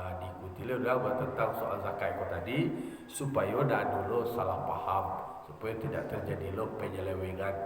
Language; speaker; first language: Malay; non-native, local second language; Minangkabau